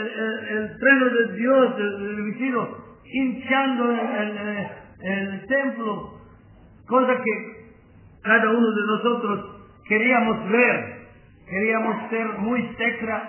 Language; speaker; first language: Spanish; non-native, learner; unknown